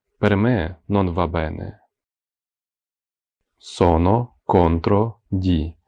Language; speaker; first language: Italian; non-native, fluent; Ukrainian